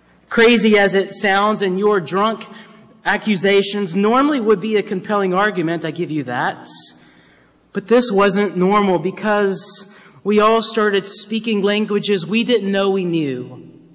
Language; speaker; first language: English; native; English